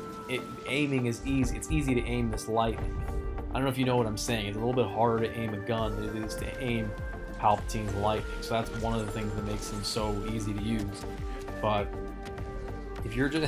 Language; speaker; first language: English; native; English